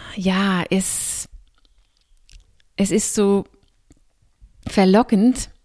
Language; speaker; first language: German; non-native, fluent; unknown